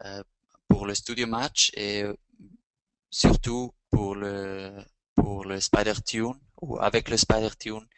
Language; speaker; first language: French; non-native, fluent; Spanish